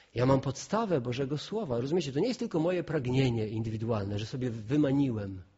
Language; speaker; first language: Polish; non-native, local second language; Kashubian